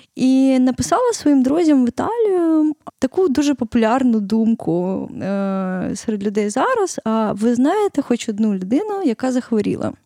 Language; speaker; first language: Ukrainian; native; Ukrainian